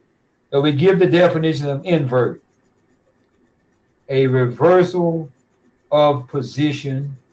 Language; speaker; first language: English; native; English